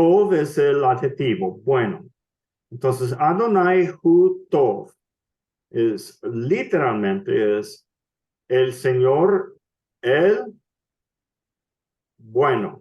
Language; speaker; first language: Spanish; non-native, fluent; English